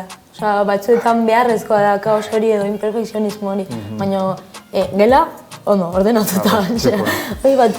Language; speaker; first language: Basque; non-native, local second language; Spanish